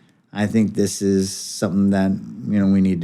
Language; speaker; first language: English; native; English